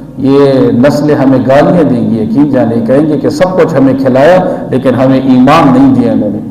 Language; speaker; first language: Urdu; non-native, local second language; Pashto